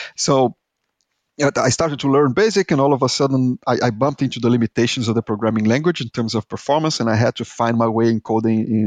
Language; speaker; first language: English; non-native, fluent; Portuguese